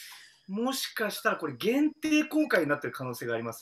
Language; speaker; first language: Japanese; native; Japanese